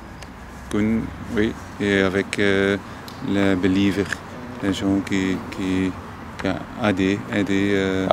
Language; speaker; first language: French; non-native, local second language; Dutch